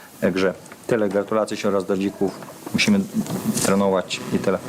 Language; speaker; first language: Polish; non-native, fluent; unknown